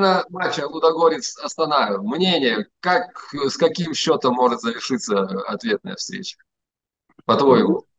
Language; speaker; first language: Russian; native; Russian